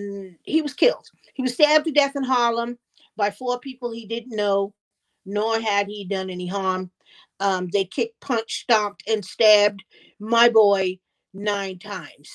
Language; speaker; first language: English; native; English